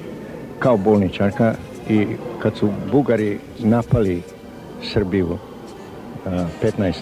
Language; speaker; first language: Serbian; early bilingual, heritage; Serbian